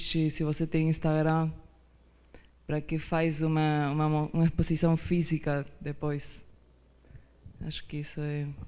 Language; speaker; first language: Portuguese; non-native, fluent; Spanish